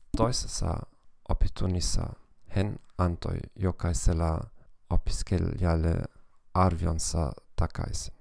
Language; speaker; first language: Finnish; non-native, fluent; German